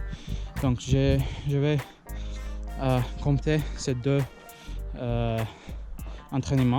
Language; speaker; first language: French; non-native, learner; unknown